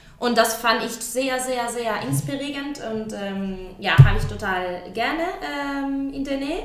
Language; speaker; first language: German; non-native, fluent; Spanish